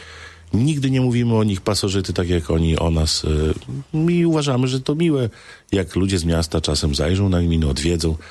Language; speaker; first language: Polish; native; Polish